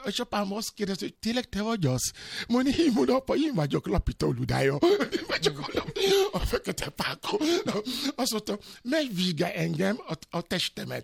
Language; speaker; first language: Hungarian; non-native, learner; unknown